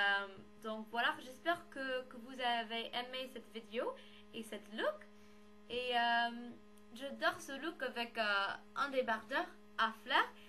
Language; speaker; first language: French; non-native, learner; English